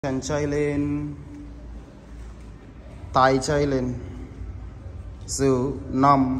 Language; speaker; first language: Vietnamese; non-native, learner; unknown